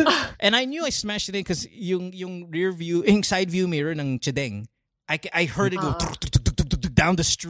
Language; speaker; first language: English; non-native, local second language; Filipino